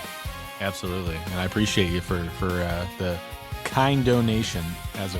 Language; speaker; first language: English; native; English